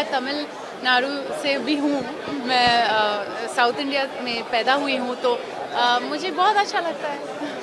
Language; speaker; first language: Hindi; non-native, local second language; French